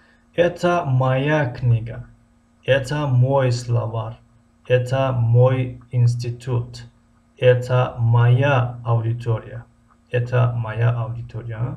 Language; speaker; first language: Russian; non-native, fluent; Persian